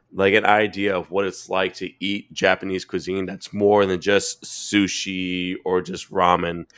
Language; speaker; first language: English; native; English